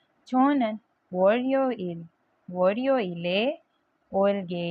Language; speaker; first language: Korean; non-native, fluent; Hindi